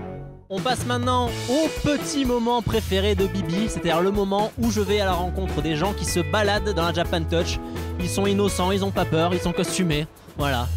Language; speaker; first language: French; native; French